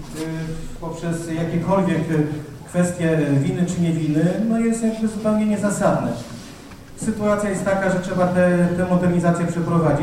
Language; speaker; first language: Polish; native; Polish